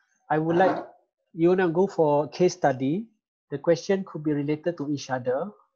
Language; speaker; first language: English; non-native, local second language; Malay